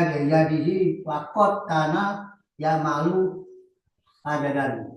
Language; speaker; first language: Arabic; non-native, learner; Indonesian